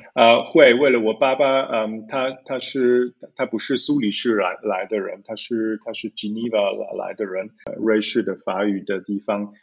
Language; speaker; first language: Chinese; early bilingual, heritage; Chinese